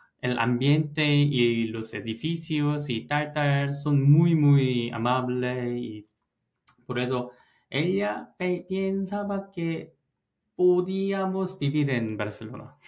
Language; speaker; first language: Spanish; non-native, learner; Korean